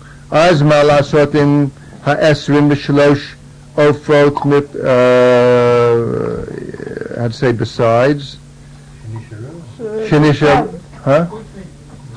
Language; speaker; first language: Hebrew; non-native, fluent; English